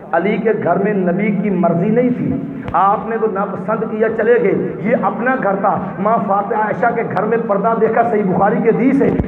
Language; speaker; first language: Urdu; non-native, local second language; Punjabi